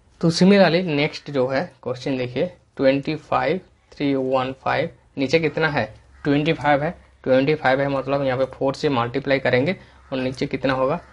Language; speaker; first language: Hindi; non-native, local second language; Bangla